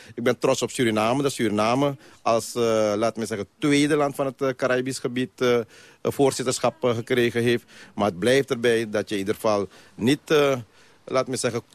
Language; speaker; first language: Dutch; non-native, local second language; Caribbean Hindustani